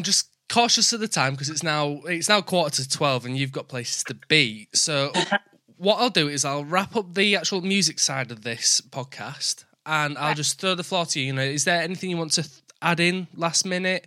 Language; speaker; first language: English; native; English